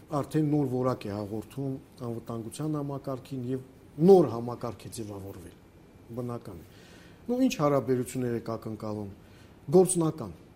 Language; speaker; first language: Armenian; native; Armenian